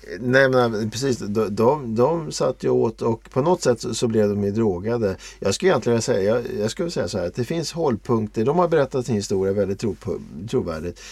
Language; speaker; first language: Swedish; native; Swedish